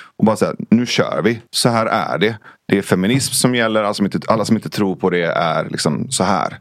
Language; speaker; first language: Swedish; early bilingual, other home language; Persian